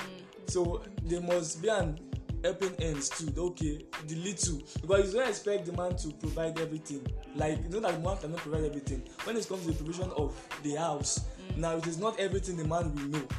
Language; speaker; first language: English; non-native, local second language; Yoruba